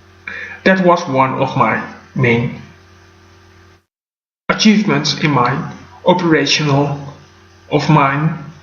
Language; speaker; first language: English; non-native, fluent; Dutch